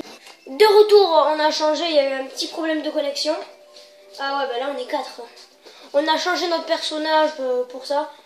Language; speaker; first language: French; native; French